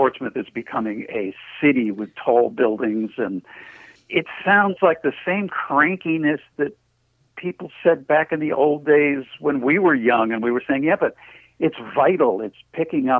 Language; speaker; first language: English; native; English